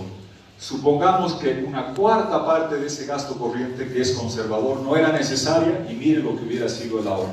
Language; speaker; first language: Spanish; native; Spanish